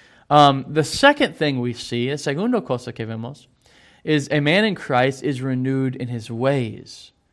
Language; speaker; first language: English; native; English